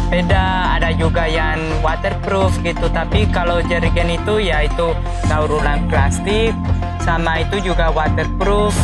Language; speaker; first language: Indonesian; non-native, fluent; Spanish